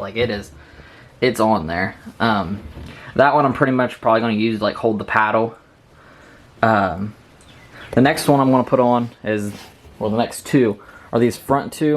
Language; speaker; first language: English; native; English